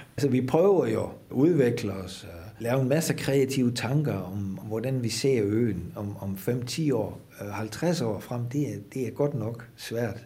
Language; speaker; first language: Danish; non-native, fluent; Dutch